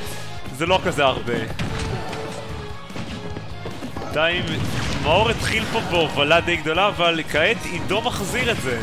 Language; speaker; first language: Hebrew; native; Hebrew